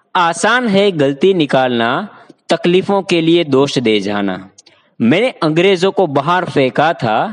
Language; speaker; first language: Hindi; non-native, local second language; Gujarati